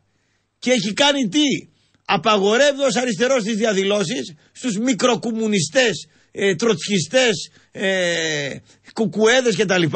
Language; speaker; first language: Greek; native; Greek